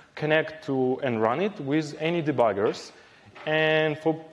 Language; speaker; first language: English; non-native, fluent; Ukrainian